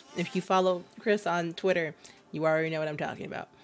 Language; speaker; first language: English; native; English